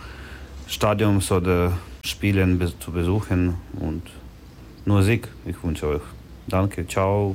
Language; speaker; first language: German; non-native, learner; Ukrainian